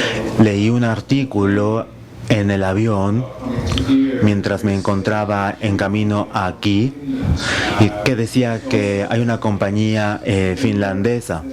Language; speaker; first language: Spanish; non-native, fluent; Finnish